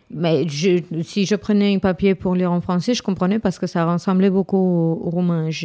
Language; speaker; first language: French; non-native, fluent; Romanian